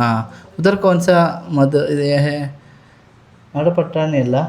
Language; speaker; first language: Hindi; non-native, local second language; Malayalam